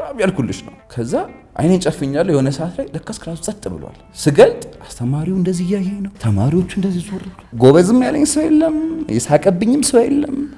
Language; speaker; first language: Amharic; native; Amharic